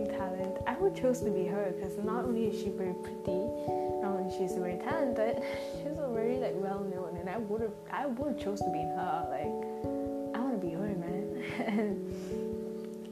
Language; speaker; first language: English; non-native, local second language; Tamil